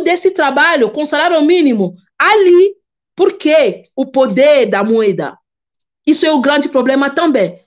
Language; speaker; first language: Portuguese; non-native, fluent; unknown